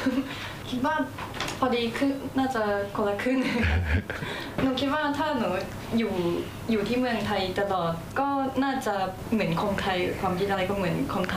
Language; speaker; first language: Thai; early bilingual, heritage; Japanese